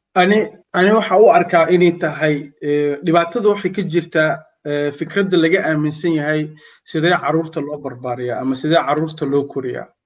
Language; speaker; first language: Somali; native; Somali